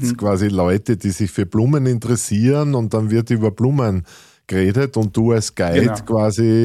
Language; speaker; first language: German; native; German